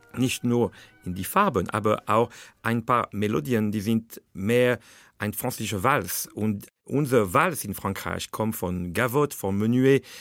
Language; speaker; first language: German; non-native, fluent; French